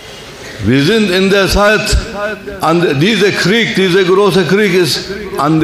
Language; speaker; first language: German; non-native, fluent; Turkish